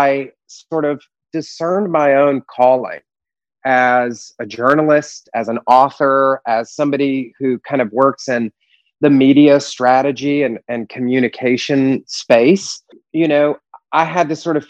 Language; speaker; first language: English; native; English